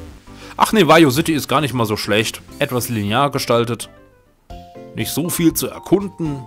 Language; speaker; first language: German; native; German